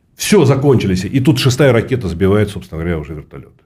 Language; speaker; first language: Russian; native; Russian